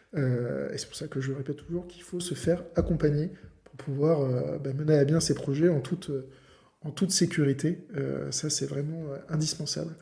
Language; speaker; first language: French; native; French